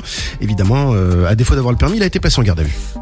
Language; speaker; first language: French; native; French